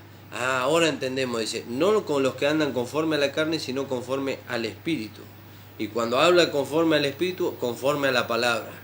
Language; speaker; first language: Spanish; native; Spanish